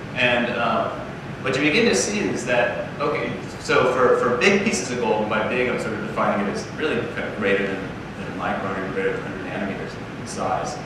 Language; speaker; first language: English; native; English